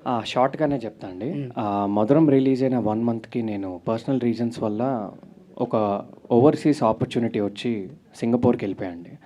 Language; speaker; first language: Telugu; native; Telugu